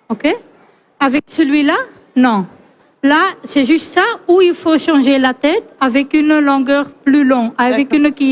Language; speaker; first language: French; non-native, fluent; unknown